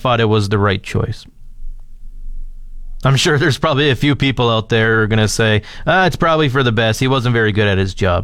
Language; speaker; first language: English; native; English